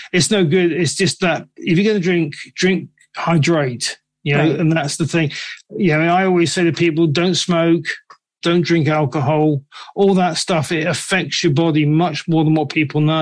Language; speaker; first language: English; native; English